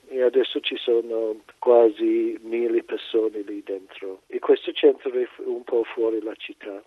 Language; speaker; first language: Italian; non-native, fluent; English